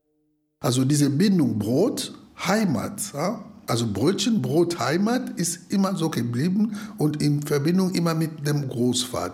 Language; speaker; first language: German; non-native, fluent; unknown